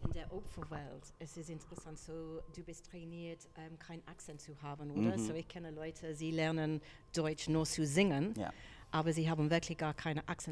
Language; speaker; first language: German; non-native, fluent; English